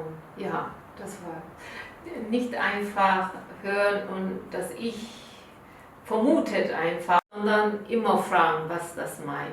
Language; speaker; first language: German; non-native, learner; Korean